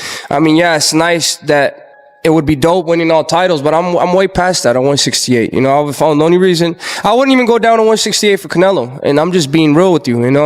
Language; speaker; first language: English; native; English